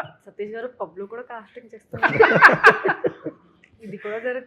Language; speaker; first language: Telugu; non-native, fluent; Hindi